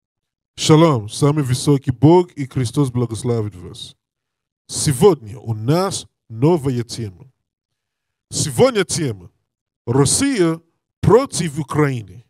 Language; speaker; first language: Russian; non-native, learner; English